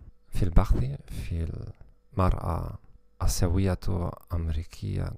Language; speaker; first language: Arabic; non-native, learner; German